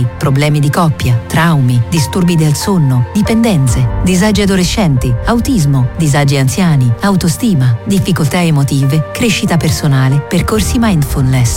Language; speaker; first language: Italian; native; Italian